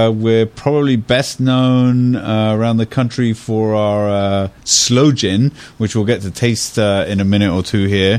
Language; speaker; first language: English; native; English